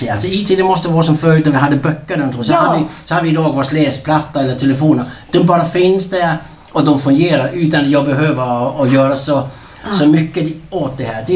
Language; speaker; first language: Swedish; non-native, fluent; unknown